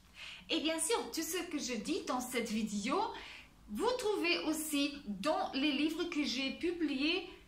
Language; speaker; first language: French; non-native, fluent; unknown